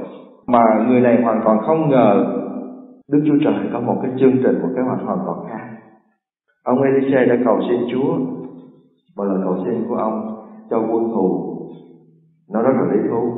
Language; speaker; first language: Vietnamese; native; Vietnamese